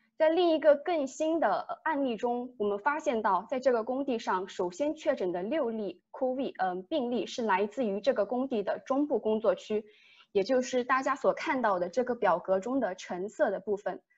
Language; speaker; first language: Chinese; native; Chinese